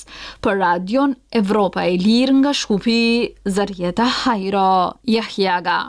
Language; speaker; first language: Albanian; native; Albanian